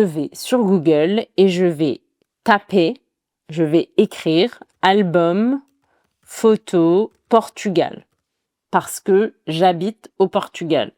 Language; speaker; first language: French; native; French